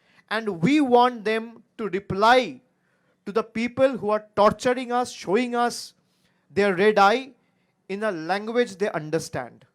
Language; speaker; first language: English; non-native, local second language; Bangla